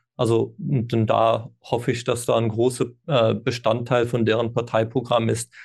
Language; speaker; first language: German; non-native, fluent; English